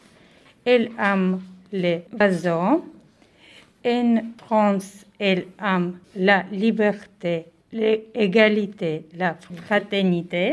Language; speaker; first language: French; non-native, learner; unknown